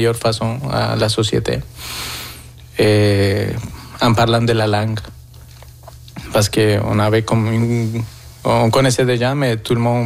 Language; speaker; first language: French; non-native, fluent; Spanish